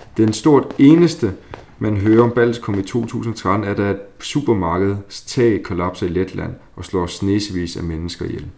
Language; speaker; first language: Danish; native; Danish